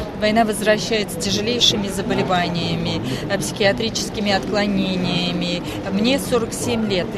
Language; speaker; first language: Russian; non-native, local second language; Armenian